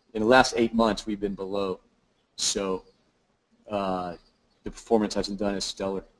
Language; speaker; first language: English; native; English